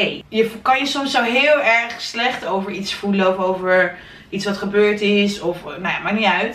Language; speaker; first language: Dutch; native; Dutch